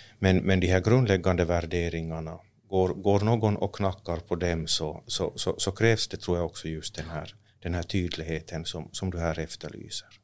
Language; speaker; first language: Swedish; native; Swedish